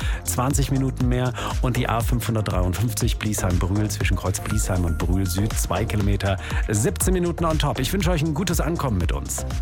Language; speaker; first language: German; native; German